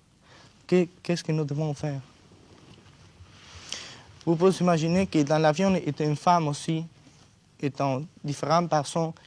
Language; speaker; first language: French; non-native, learner; Spanish